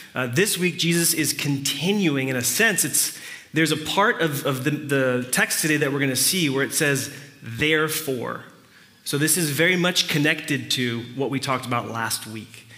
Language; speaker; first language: English; early bilingual, other home language; Spanish